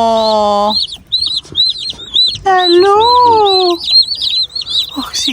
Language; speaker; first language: French; native; French